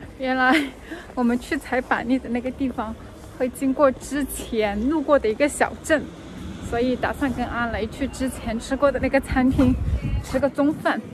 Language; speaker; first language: Chinese; native; Chinese